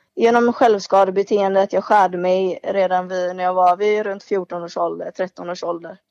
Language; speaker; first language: Swedish; native; Swedish